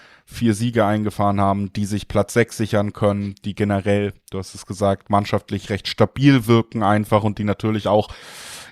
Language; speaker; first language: German; native; German